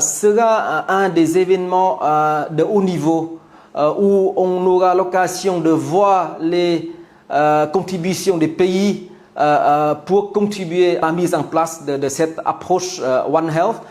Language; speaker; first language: French; non-native, fluent; Vietnamese